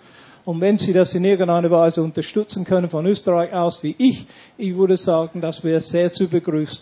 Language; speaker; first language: German; non-native, fluent; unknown